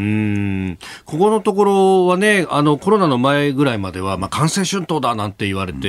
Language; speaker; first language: Japanese; native; Japanese